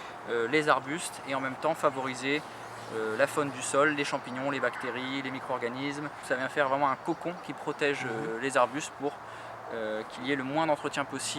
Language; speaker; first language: French; native; French